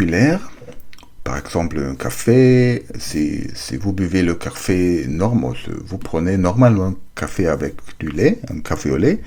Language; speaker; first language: French; non-native, learner; German